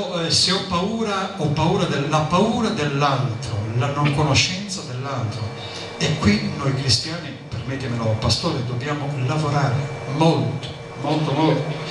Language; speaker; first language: Italian; native; Italian